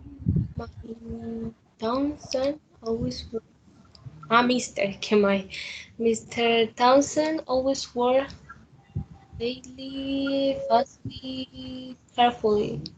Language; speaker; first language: English; non-native, learner; Spanish